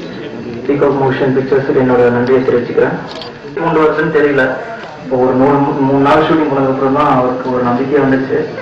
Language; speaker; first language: Tamil; non-native, fluent; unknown